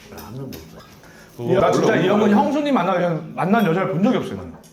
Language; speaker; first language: Korean; native; Korean